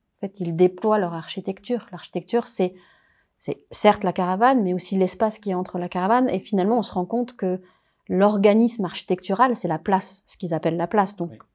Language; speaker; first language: French; native; French